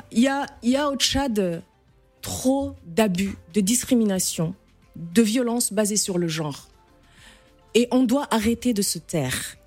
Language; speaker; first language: French; non-native, local second language; Arabic